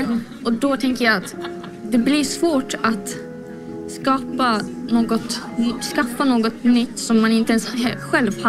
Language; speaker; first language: Swedish; early bilingual, other home language; Azerbaijani